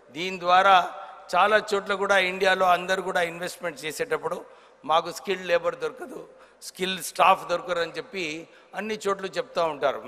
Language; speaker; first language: Telugu; non-native, local second language; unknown